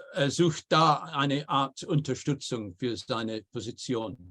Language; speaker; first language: German; non-native, fluent; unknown